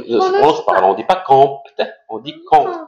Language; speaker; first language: French; non-native, local second language; Arabic